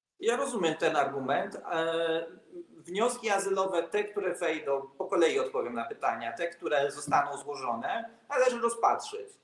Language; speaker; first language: Polish; native; Polish